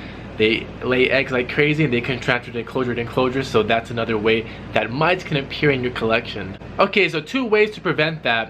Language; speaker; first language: English; native; English